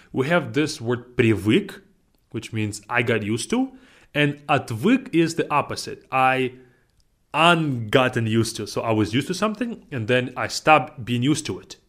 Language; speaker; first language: English; non-native, fluent; Russian